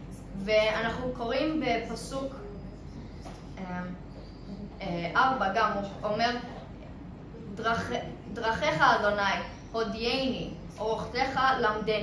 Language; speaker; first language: Hebrew; early bilingual, other home language; English